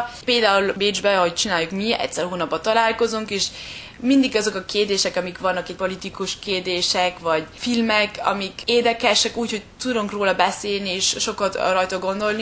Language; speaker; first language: Hungarian; early bilingual, heritage; German